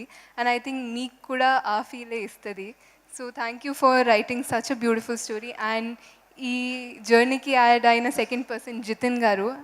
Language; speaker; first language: Telugu; non-native, local second language; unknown